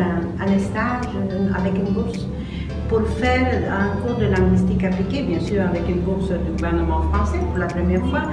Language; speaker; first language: French; non-native, fluent; Spanish